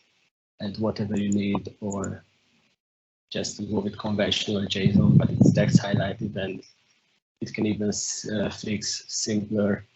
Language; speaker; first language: English; non-native, fluent; Hungarian